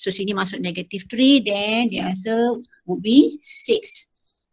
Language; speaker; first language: English; non-native, local second language; Malay